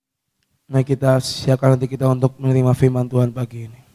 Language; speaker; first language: Indonesian; native; Indonesian